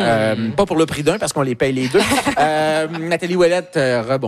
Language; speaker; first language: French; native; French